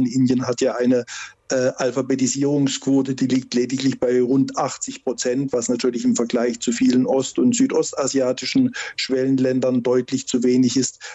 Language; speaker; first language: German; native; German